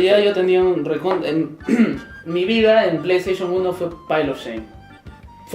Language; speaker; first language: Spanish; native; Spanish